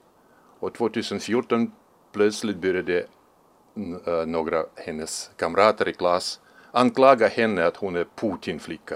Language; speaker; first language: Swedish; non-native, fluent; Russian